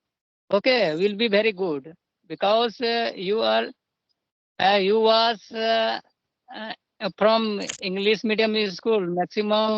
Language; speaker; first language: English; non-native, learner; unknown